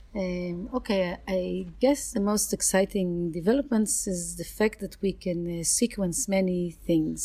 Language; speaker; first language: English; non-native, fluent; Hebrew